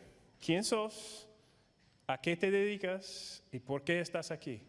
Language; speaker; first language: Spanish; non-native, fluent; English